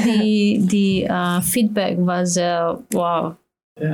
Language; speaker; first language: German; non-native, learner; Slovenian